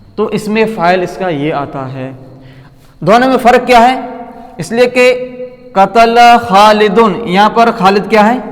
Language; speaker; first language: Urdu; native; Urdu